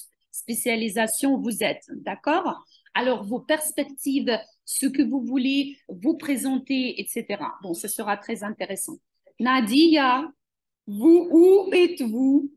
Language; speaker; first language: French; non-native, fluent; Ukrainian